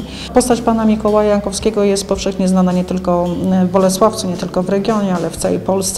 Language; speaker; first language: Polish; native; Polish